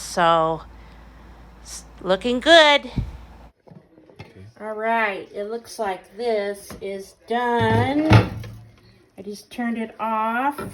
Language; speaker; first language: English; native; English